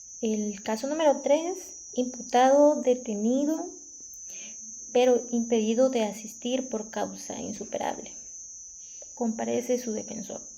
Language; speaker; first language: Spanish; native; Spanish